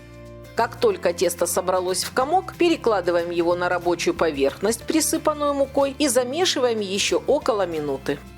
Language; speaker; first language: Russian; native; Russian